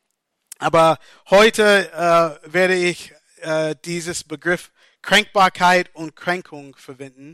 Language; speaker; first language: German; non-native, fluent; English